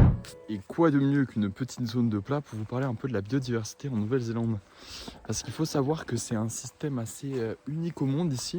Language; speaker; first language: French; native; French